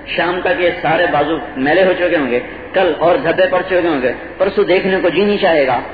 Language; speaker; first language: Urdu; non-native, local second language; Punjabi